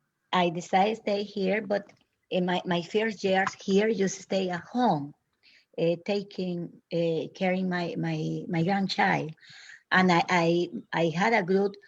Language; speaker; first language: English; non-native, learner; Spanish